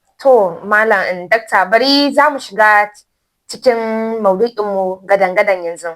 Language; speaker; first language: Hausa; native; Hausa